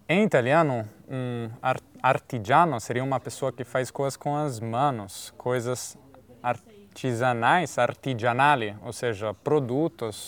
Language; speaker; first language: Portuguese; non-native, fluent; Italian